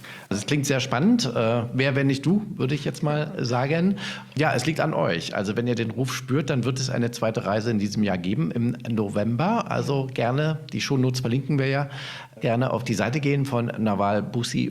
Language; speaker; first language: German; native; German